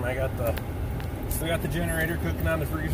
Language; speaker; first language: English; native; English